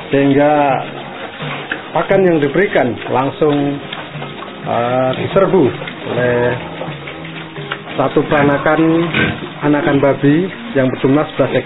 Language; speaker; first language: Indonesian; native; Indonesian